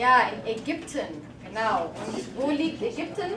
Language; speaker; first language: German; non-native, fluent; English